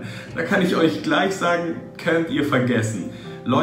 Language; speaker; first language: German; early bilingual, other home language; Russian